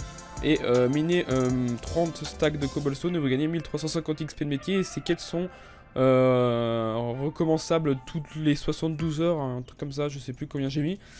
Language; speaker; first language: French; native; French